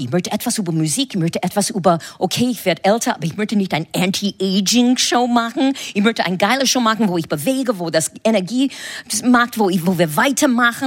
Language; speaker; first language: German; non-native, fluent; English